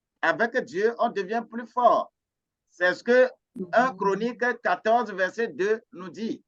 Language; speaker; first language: French; non-native, local second language; Ewe